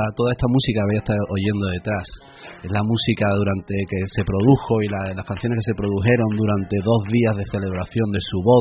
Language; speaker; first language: Spanish; native; Spanish